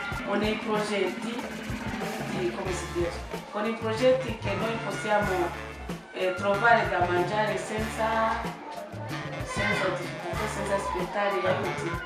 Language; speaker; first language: Italian; non-native, learner; French